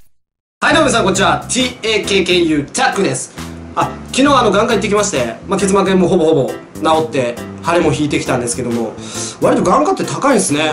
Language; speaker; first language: Japanese; native; Japanese